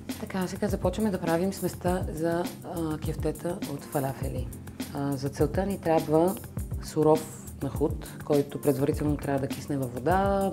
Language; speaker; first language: Bulgarian; early bilingual, other home language; Arabic